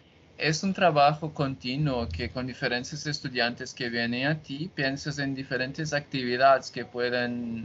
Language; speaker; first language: Spanish; non-native, learner; Portuguese